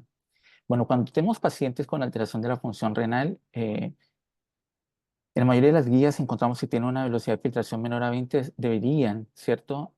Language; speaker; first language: Spanish; native; Spanish